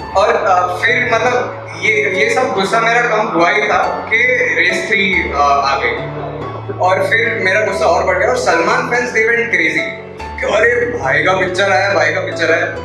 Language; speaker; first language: Hindi; native; Hindi